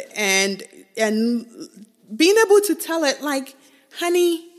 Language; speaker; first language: English; non-native, local second language; Igbo